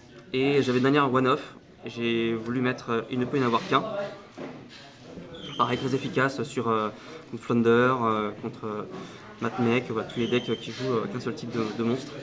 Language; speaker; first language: French; native; French